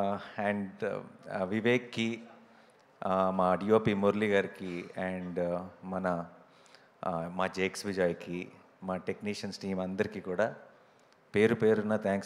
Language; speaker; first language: Telugu; native; Telugu